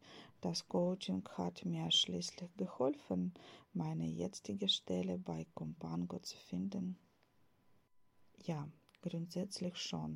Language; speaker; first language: German; non-native, fluent; Ukrainian